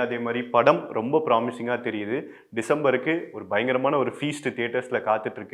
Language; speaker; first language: Tamil; native; Tamil